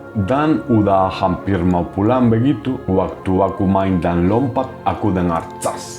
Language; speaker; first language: Indonesian; non-native, fluent; Spanish